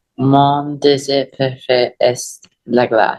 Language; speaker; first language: French; non-native, learner; English